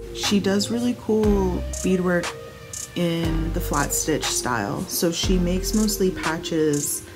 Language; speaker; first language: English; native; English